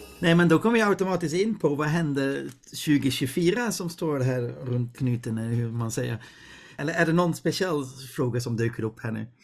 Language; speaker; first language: Swedish; non-native, fluent; Dutch